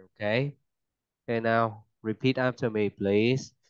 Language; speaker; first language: English; non-native, fluent; Vietnamese